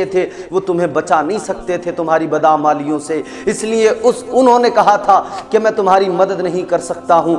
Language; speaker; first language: Urdu; native; Urdu